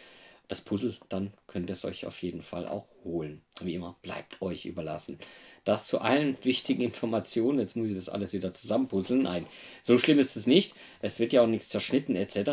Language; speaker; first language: German; native; German